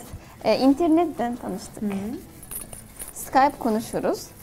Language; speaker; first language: Turkish; non-native, learner; Arabic